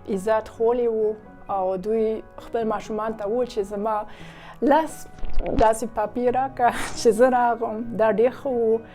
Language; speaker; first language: Pashto; non-native, fluent; German